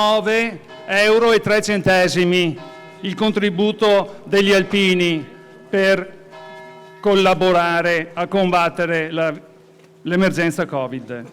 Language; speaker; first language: Italian; native; Italian